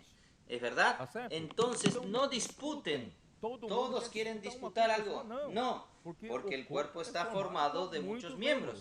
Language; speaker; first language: Spanish; non-native, fluent; Portuguese